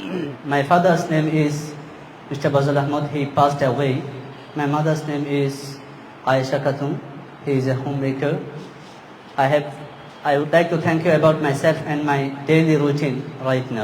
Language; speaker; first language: English; non-native, learner; Bangla